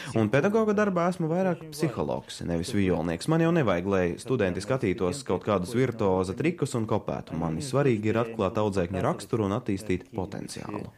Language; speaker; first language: Latvian; native; Latvian